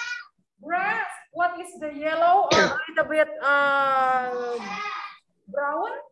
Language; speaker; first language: English; non-native, learner; Indonesian